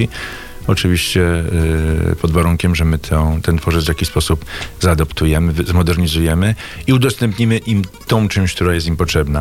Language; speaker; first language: Polish; native; Polish